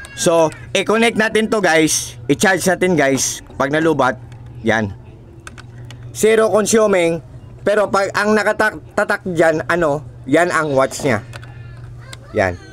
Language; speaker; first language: Filipino; non-native, local second language; Cebuano